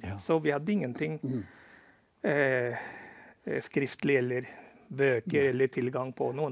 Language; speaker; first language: Norwegian; non-native, fluent; Rohingya